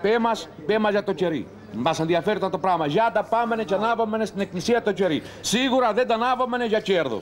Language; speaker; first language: Greek; native; Greek